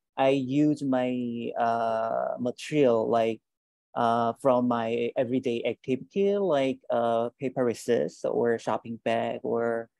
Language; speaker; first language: English; non-native, learner; Korean